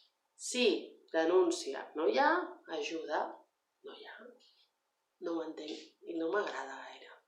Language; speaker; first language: Catalan; non-native, learner; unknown